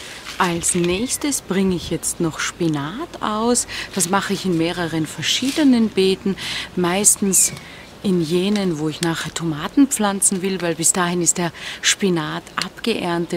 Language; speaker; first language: German; native; German